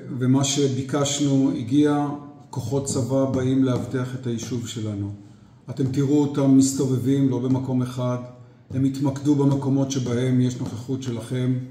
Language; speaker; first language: Hebrew; native; Hebrew